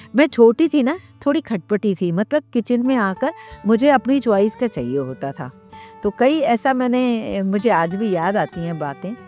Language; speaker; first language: Hindi; non-native, local second language; Sindhi